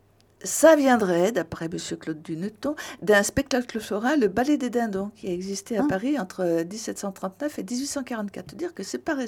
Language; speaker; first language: French; native; French